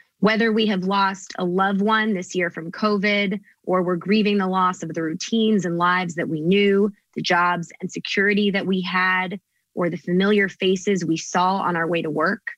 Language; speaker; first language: English; native; English